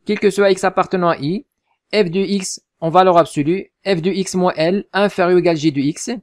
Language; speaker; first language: French; non-native, local second language; Arabic